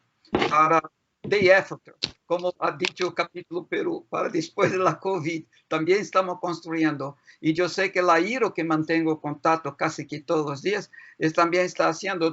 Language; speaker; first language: Spanish; non-native, fluent; Portuguese